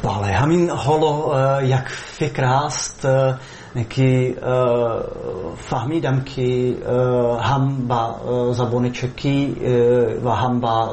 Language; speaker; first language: Persian; non-native, fluent; Czech